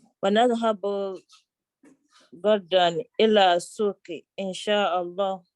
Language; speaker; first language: Arabic; non-native, learner; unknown